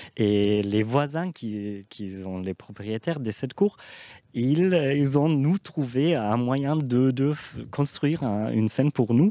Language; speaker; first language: French; non-native, fluent; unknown